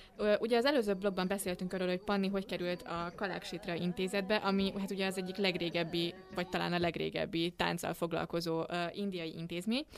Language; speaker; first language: Hungarian; native; Hungarian